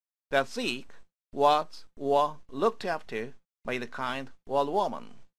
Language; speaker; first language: English; non-native, fluent; Korean